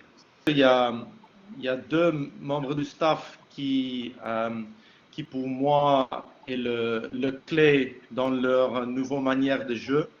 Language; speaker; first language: French; non-native, fluent; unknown